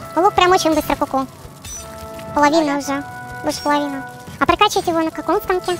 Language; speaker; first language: Russian; native; Russian